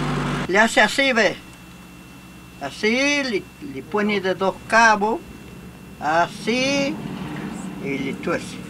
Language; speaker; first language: Spanish; native; Spanish